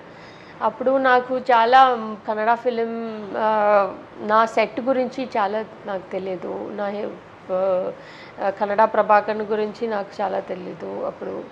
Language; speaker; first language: Telugu; non-native, learner; Tamil